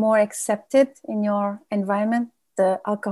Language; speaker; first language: English; native; English